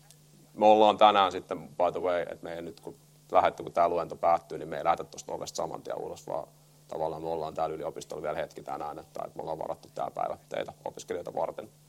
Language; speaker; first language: Finnish; native; Finnish